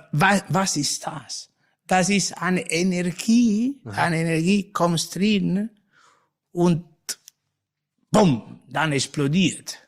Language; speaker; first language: German; non-native, learner; Italian